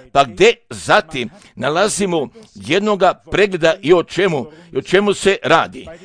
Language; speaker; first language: Croatian; non-native, fluent; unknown